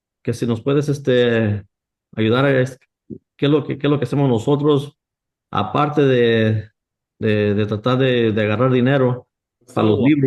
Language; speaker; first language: Spanish; early bilingual, heritage; Spanish